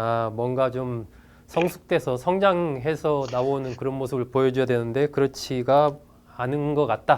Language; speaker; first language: Korean; native; Korean